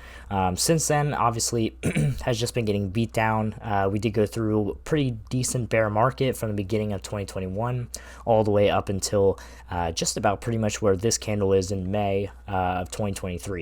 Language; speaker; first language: English; native; English